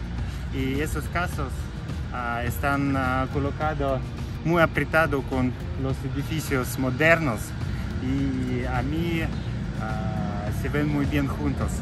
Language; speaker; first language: Spanish; non-native, learner; Russian